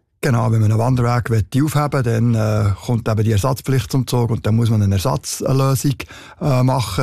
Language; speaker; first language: German; native; German